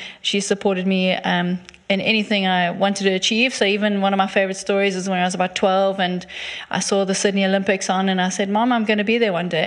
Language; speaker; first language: English; native; English